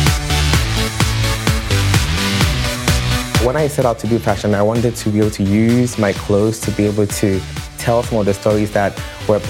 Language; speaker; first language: English; non-native, local second language; Akan